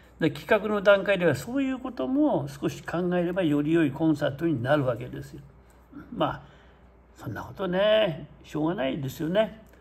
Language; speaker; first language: Japanese; native; Japanese